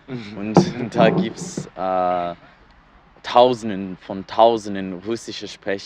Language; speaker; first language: German; non-native, learner; English